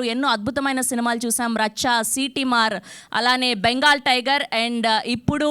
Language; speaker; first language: Telugu; native; Telugu